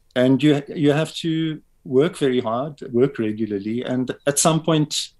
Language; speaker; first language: English; native; English